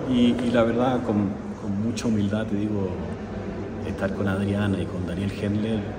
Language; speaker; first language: Spanish; native; Spanish